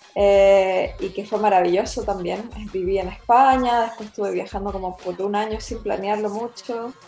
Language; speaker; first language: Spanish; native; Spanish